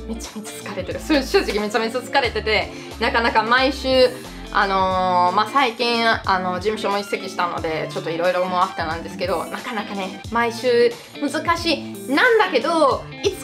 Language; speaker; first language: Japanese; non-native, fluent; Italian